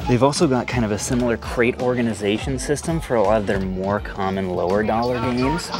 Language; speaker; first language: English; native; English